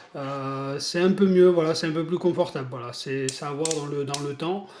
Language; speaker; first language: French; native; French